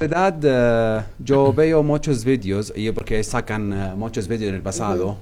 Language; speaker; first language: Spanish; non-native, learner; Arabic